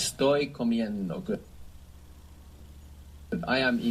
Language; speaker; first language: Spanish; non-native, fluent; English